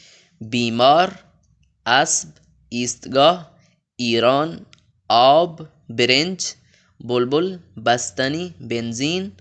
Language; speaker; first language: Persian; non-native, fluent; Urdu